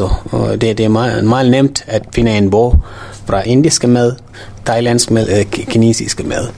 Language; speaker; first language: Danish; non-native, learner; Tamil